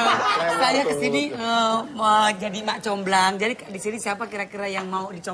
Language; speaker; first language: Indonesian; native; Indonesian